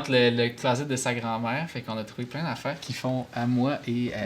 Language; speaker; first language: French; native; French